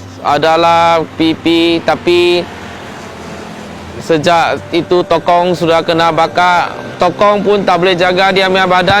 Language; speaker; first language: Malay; non-native, local second language; Chinese